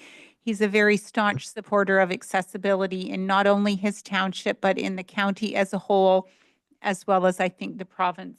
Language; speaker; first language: English; native; English